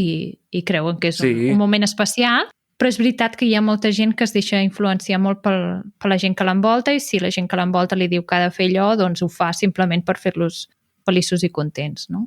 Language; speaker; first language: Catalan; native; Catalan